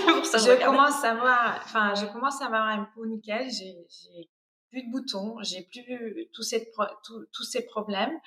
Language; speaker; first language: French; non-native, fluent; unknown